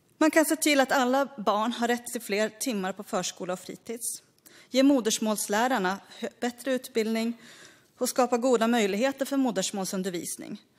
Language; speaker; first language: Swedish; early bilingual, other home language; Greek